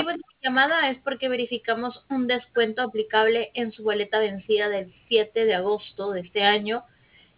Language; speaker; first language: Spanish; native; Spanish